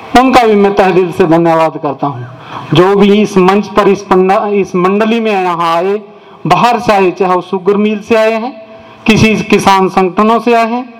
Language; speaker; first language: Hindi; native; Hindi